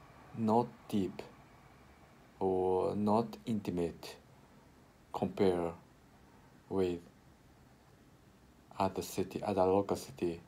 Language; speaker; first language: English; non-native, learner; Japanese